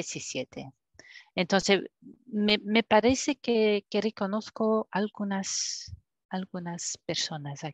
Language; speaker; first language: Spanish; non-native, fluent; French